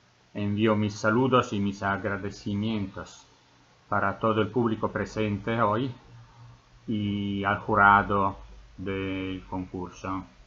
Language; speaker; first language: Spanish; non-native, fluent; Italian